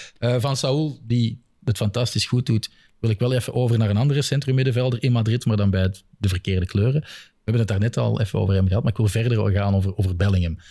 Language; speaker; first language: Dutch; native; Dutch